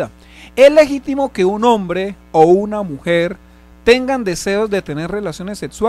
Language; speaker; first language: Spanish; native; Spanish